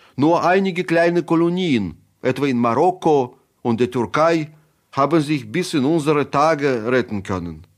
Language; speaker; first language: German; non-native, fluent; Russian